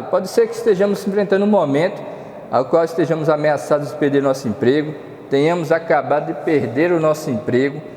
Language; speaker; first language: Portuguese; native; Portuguese